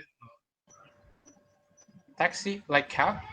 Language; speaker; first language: English; non-native, fluent; Indonesian